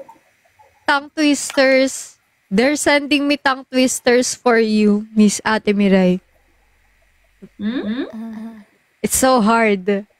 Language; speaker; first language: English; non-native, local second language; Filipino